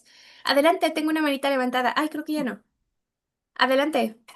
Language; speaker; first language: Spanish; native; Spanish